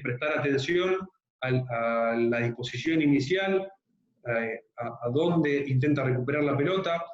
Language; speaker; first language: Spanish; native; Spanish